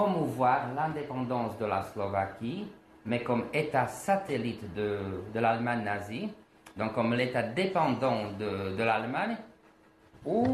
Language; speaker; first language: French; non-native, fluent; Slovak